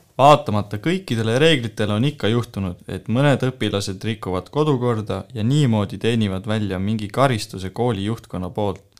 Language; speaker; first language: Estonian; native; Estonian